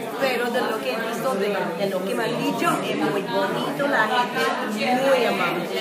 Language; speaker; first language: Spanish; non-native, fluent; English